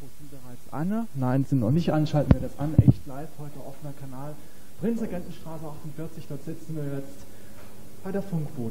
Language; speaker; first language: German; native; German